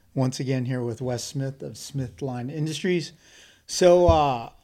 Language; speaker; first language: English; native; English